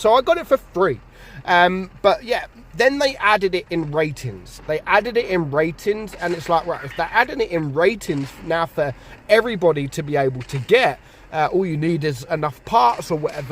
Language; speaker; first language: English; native; English